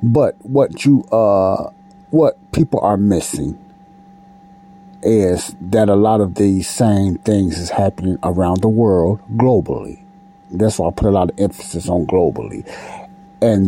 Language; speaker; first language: English; native; English